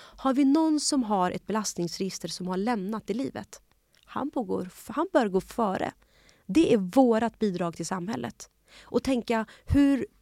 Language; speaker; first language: Swedish; early bilingual, other home language; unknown